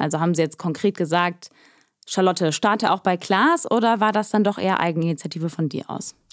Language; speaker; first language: German; native; German